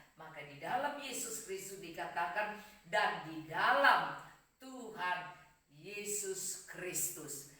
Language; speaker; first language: Indonesian; native; Indonesian